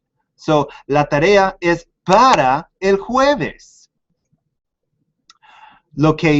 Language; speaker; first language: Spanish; non-native, fluent; English